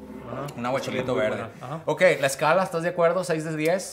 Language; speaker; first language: Spanish; native; Spanish